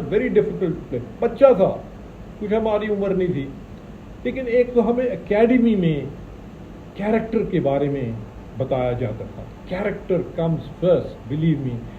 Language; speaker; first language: Urdu; native; Urdu